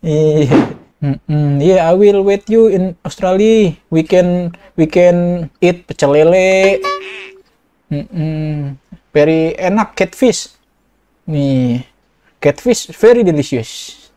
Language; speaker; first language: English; non-native, learner; Indonesian